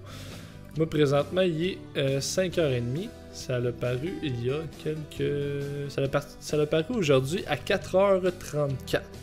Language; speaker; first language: French; native; French